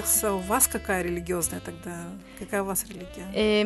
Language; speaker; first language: Russian; native; Russian